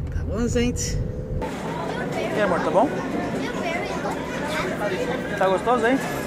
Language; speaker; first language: Portuguese; native; Portuguese